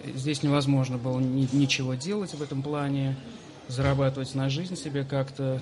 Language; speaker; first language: Russian; native; Russian